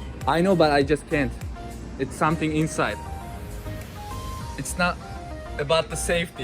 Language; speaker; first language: English; non-native, learner; Turkish